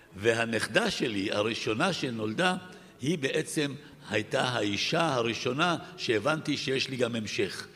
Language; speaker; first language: Hebrew; early bilingual, other home language; Arabic